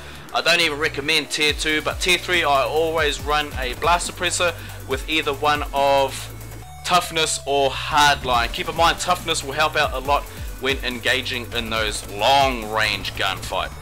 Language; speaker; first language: English; native; English